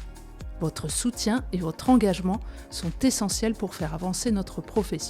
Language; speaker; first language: French; native; French